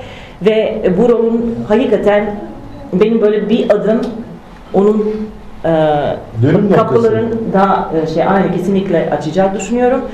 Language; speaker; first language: Turkish; non-native, fluent; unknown